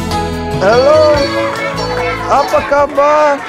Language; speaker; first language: Indonesian; non-native, fluent; English